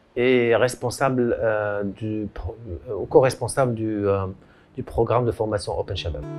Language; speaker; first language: French; non-native, local second language; Arabic